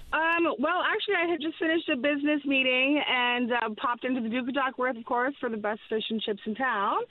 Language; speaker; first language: English; native; English